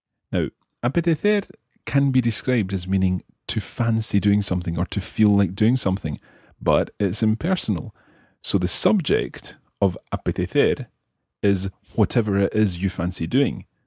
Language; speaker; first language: English; native; English